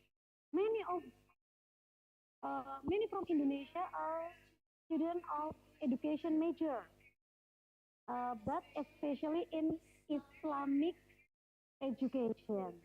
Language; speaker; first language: English; non-native, fluent; Indonesian